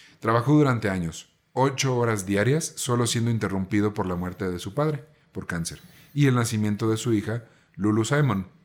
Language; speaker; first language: Spanish; native; Spanish